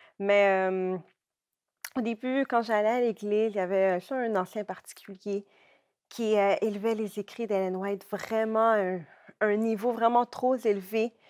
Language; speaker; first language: French; native; French